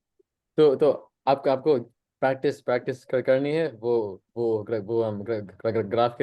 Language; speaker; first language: Hindi; non-native, local second language; English